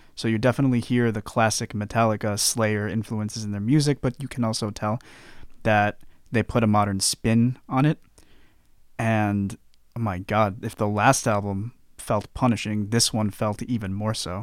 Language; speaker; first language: English; native; English